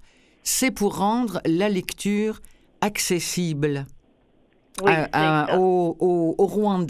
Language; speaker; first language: French; native; French